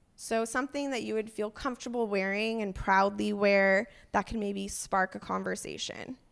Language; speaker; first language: English; native; English